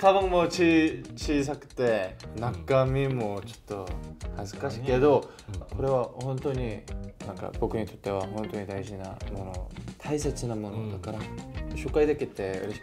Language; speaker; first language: Japanese; non-native, fluent; Korean